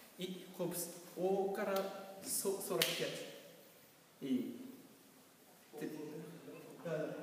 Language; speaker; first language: Russian; non-native, learner; Japanese